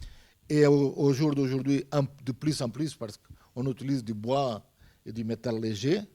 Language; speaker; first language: French; non-native, fluent; Portuguese